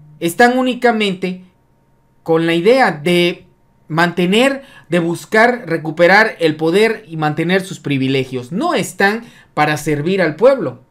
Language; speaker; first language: Spanish; native; Spanish